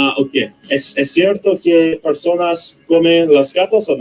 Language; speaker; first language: Spanish; non-native, learner; English